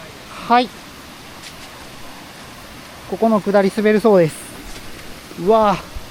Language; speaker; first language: Japanese; native; Japanese